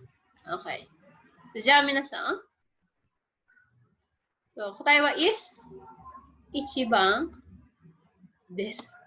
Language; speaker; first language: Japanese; non-native, fluent; Filipino